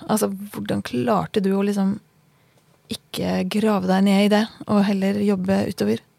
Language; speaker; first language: Norwegian; native; Norwegian